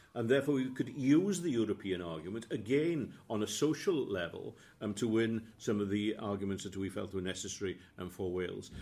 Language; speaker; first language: English; native; English